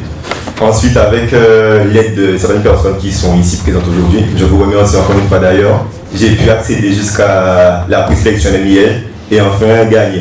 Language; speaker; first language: French; native; French